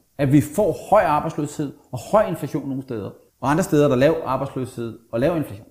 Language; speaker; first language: Danish; native; Danish